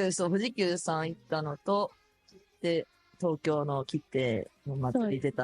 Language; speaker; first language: Japanese; native; Japanese